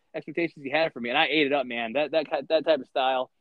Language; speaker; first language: English; native; English